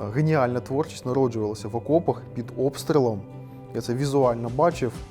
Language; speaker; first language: Ukrainian; native; Ukrainian